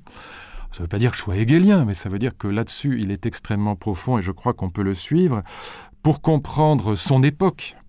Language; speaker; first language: French; native; French